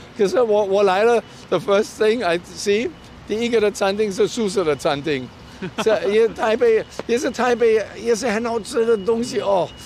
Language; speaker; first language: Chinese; non-native, learner; German